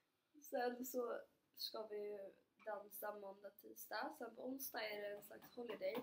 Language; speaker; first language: Swedish; native; Swedish